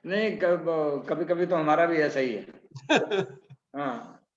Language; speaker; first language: Hindi; non-native, local second language; Punjabi